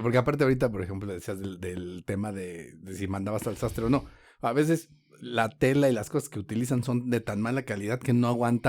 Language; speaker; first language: Spanish; native; Spanish